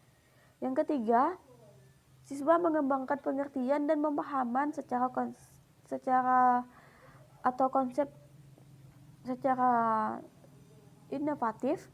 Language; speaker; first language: Indonesian; native; Indonesian